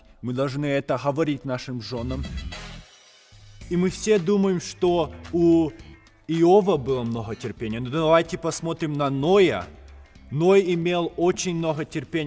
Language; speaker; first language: Russian; early bilingual, heritage; Russian